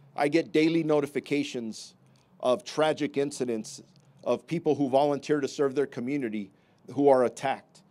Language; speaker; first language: English; early bilingual, other home language; Spanish